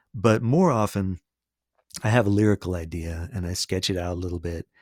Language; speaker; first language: English; native; English